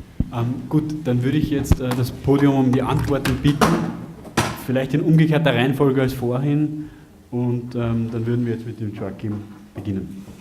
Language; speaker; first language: German; native; German